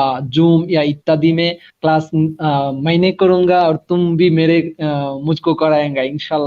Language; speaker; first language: Hindi; non-native, learner; Bangla